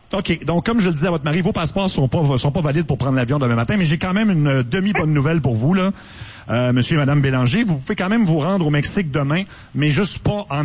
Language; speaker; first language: French; native; French